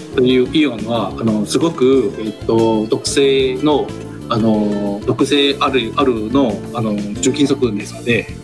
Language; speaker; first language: Japanese; non-native, fluent; Malay